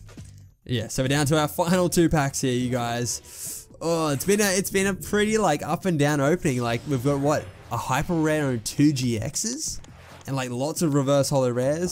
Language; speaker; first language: English; native; English